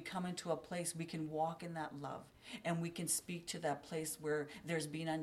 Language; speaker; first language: English; native; English